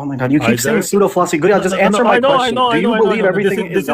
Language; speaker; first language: English; early bilingual, heritage; Punjabi